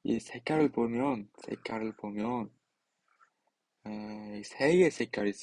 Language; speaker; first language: Korean; non-native, fluent; Uzbek